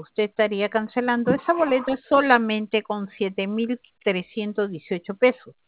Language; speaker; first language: Spanish; native; Spanish